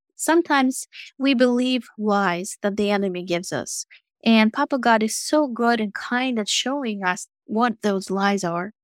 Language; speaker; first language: English; non-native, fluent; Russian